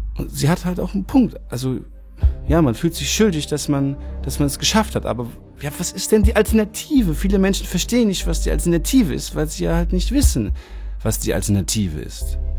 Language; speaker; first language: German; non-native, fluent; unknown